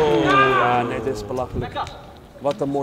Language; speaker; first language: Dutch; native; Dutch